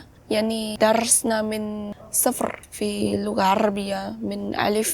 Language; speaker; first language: Arabic; non-native, learner; Vietnamese